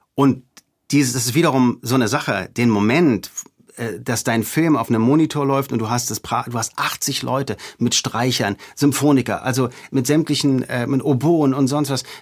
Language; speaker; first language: German; native; German